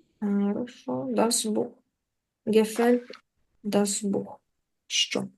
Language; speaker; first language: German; non-native, fluent; Ukrainian